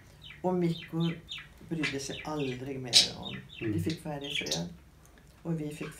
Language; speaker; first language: Norwegian; native; Norwegian